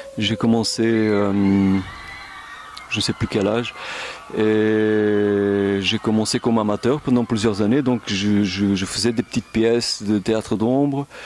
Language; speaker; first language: French; native; French